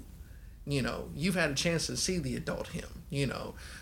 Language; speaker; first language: English; native; English